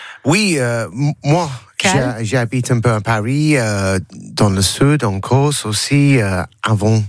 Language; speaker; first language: French; non-native, learner; English